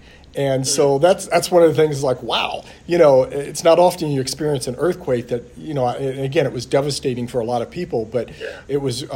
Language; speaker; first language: English; native; English